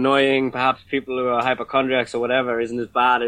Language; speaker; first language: English; native; English